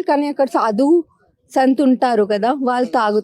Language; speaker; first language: Telugu; non-native, local second language; Hindi